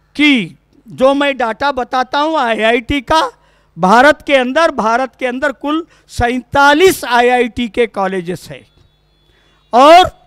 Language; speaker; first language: Hindi; non-native, local second language; Kannada